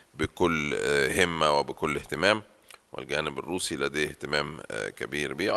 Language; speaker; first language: Arabic; native; Arabic